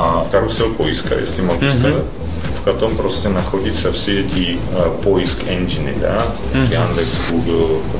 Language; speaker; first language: Russian; non-native, fluent; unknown